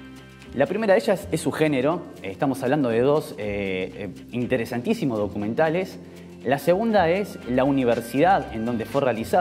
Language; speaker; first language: Spanish; native; Spanish